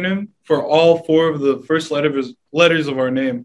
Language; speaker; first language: English; native; English